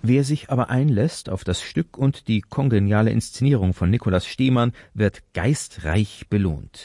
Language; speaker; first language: German; native; German